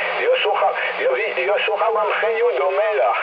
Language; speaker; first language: Polish; non-native, learner; French